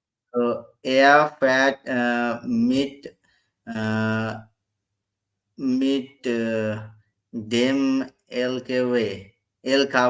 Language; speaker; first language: German; non-native, learner; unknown